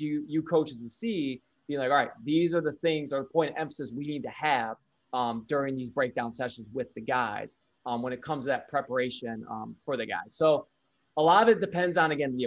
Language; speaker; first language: English; native; English